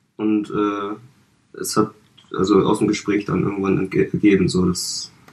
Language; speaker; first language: German; early bilingual, other home language; Vietnamese